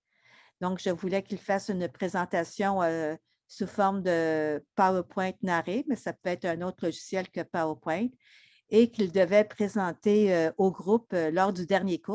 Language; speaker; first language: French; native; French